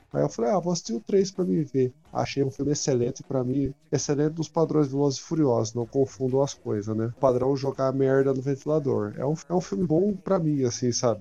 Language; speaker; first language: Portuguese; native; Portuguese